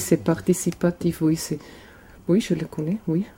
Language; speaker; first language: French; non-native, local second language; German